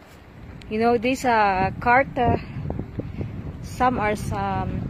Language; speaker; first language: English; non-native, local second language; Cebuano